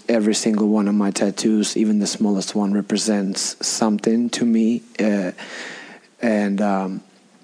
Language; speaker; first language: English; non-native, fluent; Russian